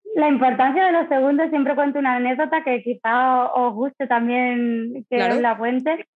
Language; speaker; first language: Spanish; native; Spanish